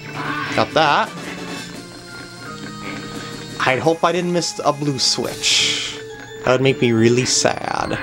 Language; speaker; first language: English; native; English